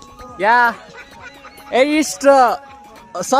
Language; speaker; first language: German; non-native, learner; Nepali